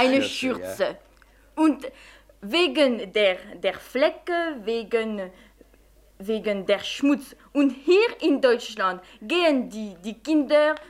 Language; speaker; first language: German; non-native, fluent; French